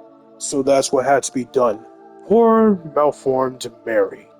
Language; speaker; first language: English; native; English